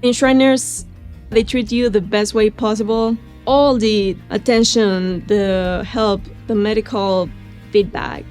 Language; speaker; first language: English; non-native, fluent; Spanish